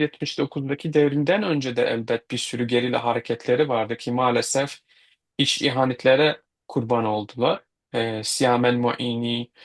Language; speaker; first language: Turkish; non-native, fluent; Kurdish